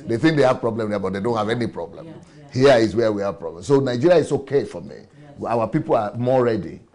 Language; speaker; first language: English; non-native, local second language; Yoruba